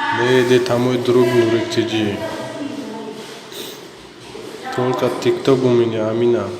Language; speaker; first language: Russian; non-native, learner; Tajik